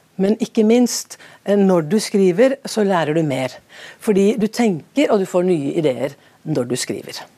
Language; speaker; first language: Norwegian; native; Norwegian